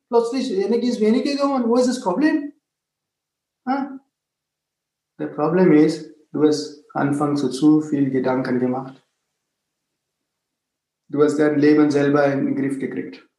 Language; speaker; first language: German; non-native, fluent; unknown